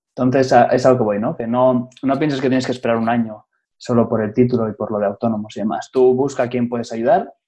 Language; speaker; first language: Spanish; native; Spanish